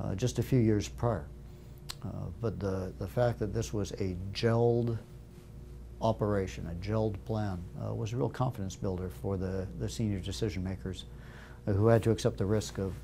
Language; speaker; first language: English; native; English